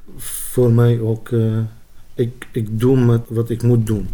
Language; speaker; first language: Dutch; non-native, learner; Arabic